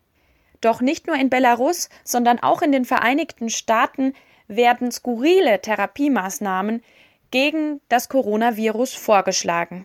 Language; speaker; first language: German; native; German